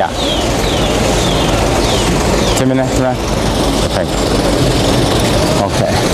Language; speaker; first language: Spanish; non-native, learner; English